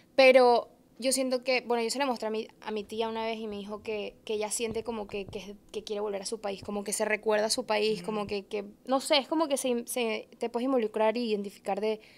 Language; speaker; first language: Spanish; native; Spanish